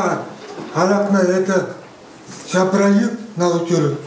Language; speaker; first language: Russian; non-native, learner; Kyrgyz